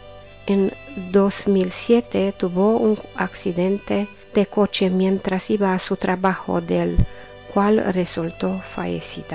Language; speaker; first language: Spanish; non-native, learner; Romanian